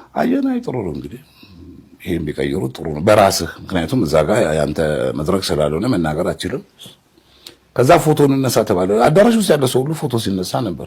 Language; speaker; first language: Amharic; native; Amharic